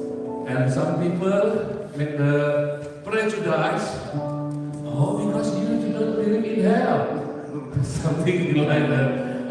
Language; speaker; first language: English; non-native, learner; Indonesian